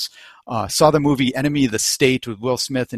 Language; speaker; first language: English; native; English